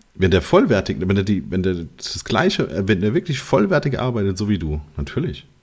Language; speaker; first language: German; native; German